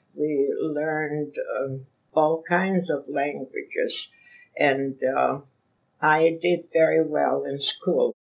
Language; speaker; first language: English; non-native, fluent; Yiddish